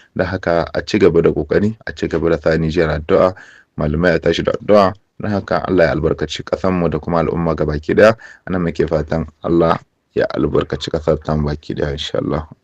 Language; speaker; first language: Hausa; native; Hausa